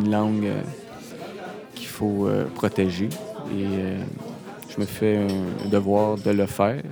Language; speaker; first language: French; native; French